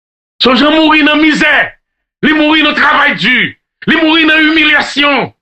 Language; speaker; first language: French; non-native, local second language; Haitian Creole